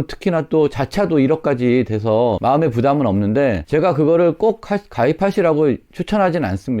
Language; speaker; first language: Korean; native; Korean